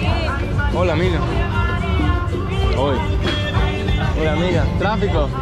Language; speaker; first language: Spanish; non-native, learner; Greek